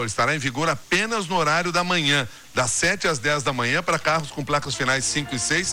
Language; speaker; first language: Portuguese; native; Portuguese